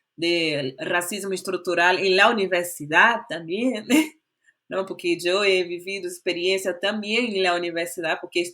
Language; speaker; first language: Spanish; non-native, fluent; Portuguese